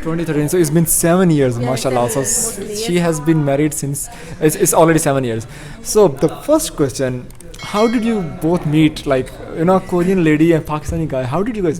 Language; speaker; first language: English; non-native, local second language; Urdu